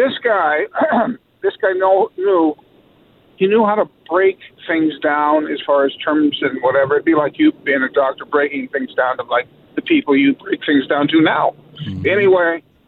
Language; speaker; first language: English; native; English